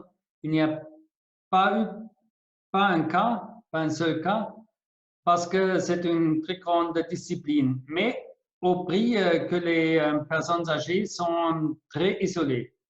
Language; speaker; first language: French; non-native, fluent; German